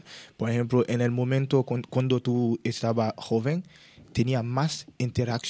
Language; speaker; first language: Spanish; non-native, learner; Haitian Creole